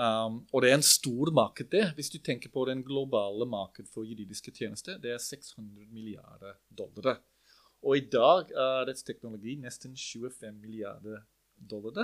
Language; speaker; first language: Norwegian; non-native, fluent; English